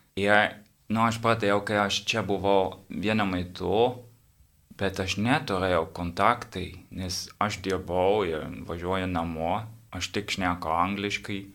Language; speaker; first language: Lithuanian; non-native, learner; English